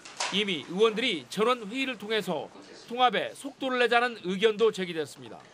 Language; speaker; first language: Korean; native; Korean